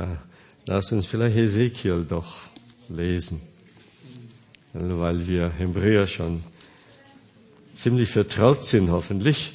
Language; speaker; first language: German; non-native, fluent; Korean